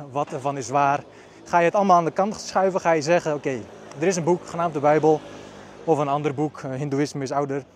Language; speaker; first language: Dutch; early bilingual, other home language; Bosnian